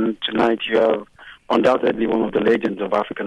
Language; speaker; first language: English; non-native, local second language; Yoruba